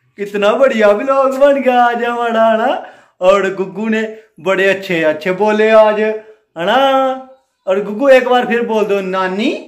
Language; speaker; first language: Hindi; non-native, local second language; Punjabi